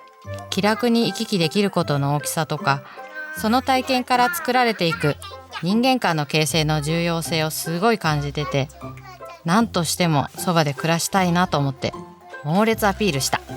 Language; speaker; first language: Japanese; native; Japanese